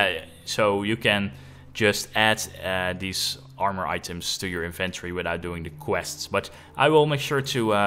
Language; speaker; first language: English; non-native, fluent; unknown